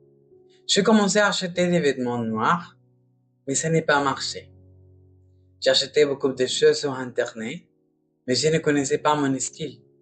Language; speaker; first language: French; non-native, learner; Spanish